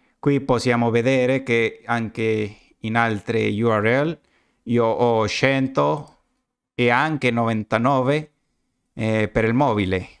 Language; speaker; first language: Italian; non-native, learner; Spanish